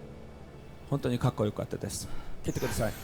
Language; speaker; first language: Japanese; non-native, learner; Korean